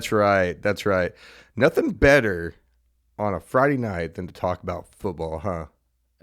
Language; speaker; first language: English; native; English